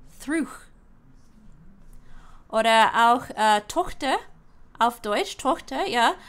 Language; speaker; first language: German; non-native, learner; English